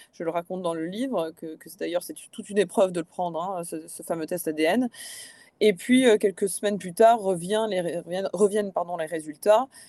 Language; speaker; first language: French; native; French